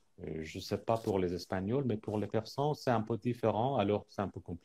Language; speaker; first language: French; non-native, fluent; Persian